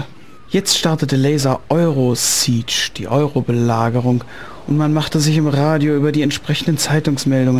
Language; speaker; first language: German; native; German